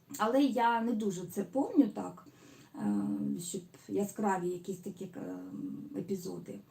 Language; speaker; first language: Ukrainian; non-native, local second language; Russian